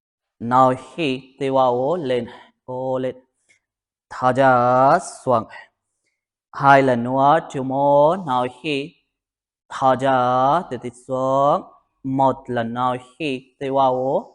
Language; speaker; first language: Vietnamese; non-native, learner; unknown